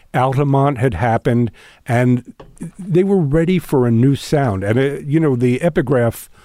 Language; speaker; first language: English; native; English